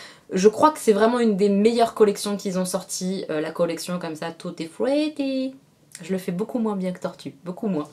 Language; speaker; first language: French; native; French